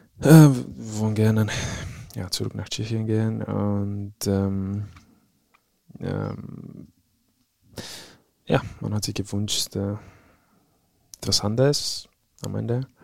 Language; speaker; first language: German; non-native, fluent; Czech